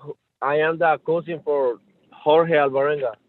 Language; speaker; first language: English; non-native, learner; Spanish